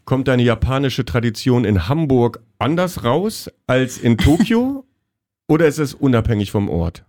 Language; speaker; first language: German; native; German